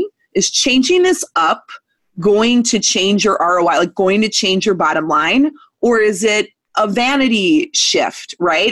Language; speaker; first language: English; native; English